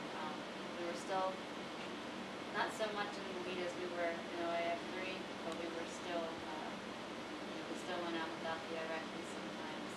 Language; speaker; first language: English; native; English